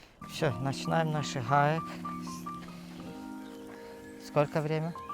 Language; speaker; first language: Russian; non-native, local second language; Azerbaijani